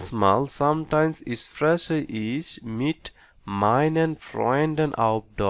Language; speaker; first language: German; non-native, learner; Bangla